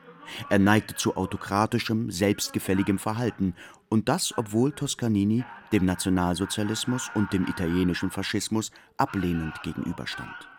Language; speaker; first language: German; native; German